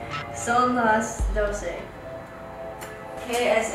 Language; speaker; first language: Spanish; non-native, learner; English